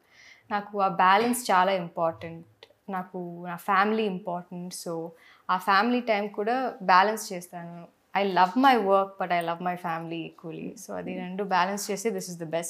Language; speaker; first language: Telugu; non-native, local second language; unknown